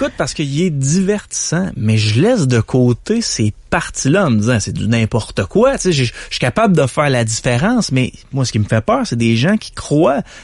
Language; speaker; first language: French; native; French